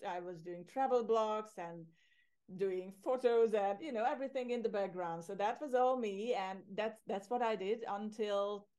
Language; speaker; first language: English; non-native, fluent; Hungarian